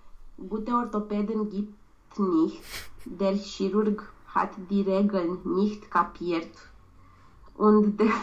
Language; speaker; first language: German; non-native, learner; Romanian